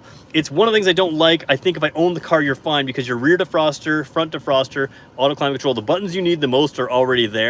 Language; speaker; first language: English; native; English